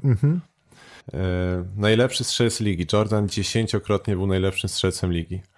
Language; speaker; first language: Polish; native; Polish